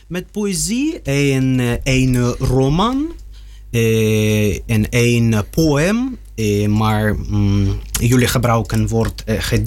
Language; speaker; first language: Dutch; non-native, learner; Russian